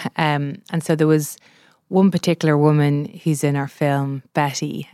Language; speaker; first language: English; native; English